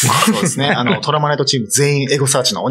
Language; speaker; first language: Japanese; native; Japanese